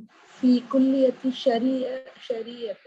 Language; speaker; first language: Arabic; non-native, learner; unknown